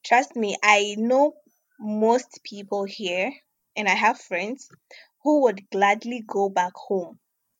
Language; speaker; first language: English; non-native, local second language; Ewe